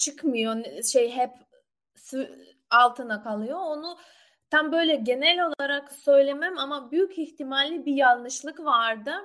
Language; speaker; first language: Turkish; non-native, learner; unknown